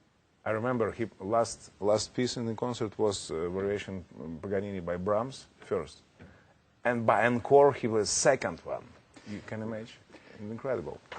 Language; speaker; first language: English; non-native, learner; Russian